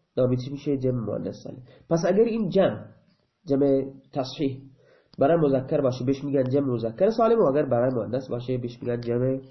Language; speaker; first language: Persian; non-native, local second language; Baluchi